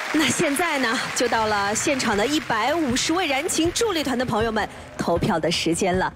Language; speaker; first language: Chinese; native; Chinese